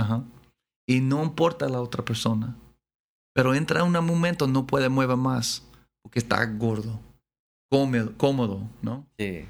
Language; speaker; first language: Spanish; non-native, learner; English